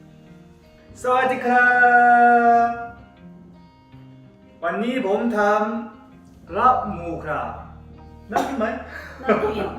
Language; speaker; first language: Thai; non-native, learner; Korean